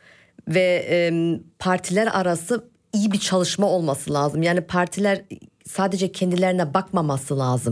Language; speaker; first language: Turkish; early bilingual, heritage; Turkish